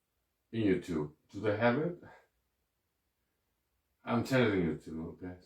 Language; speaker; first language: English; non-native, fluent; Korean